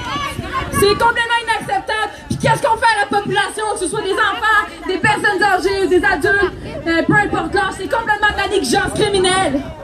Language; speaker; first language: French; native; French